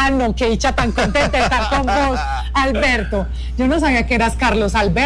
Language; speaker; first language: Spanish; native; Spanish